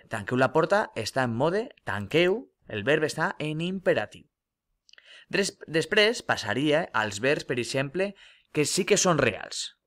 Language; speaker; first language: Catalan; non-native, local second language; Spanish